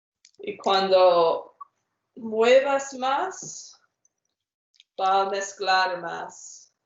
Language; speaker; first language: Spanish; non-native, fluent; English